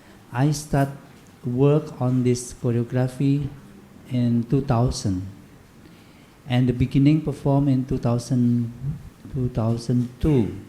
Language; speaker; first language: English; non-native, learner; Indonesian